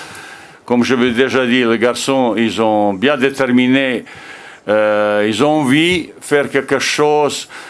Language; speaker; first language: French; non-native, fluent; Bosnian